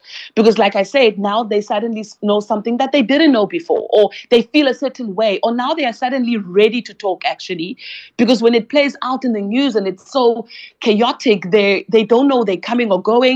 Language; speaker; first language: English; non-native, local second language; Xhosa